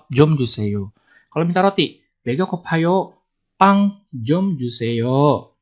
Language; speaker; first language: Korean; non-native, fluent; Indonesian